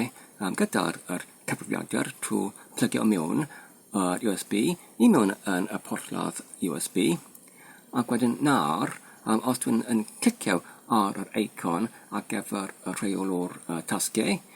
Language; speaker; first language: Welsh; non-native, fluent; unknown